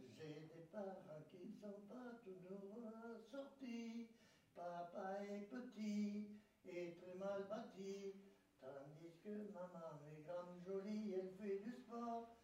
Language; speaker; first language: French; native; French